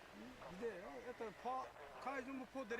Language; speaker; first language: Russian; non-native, local second language; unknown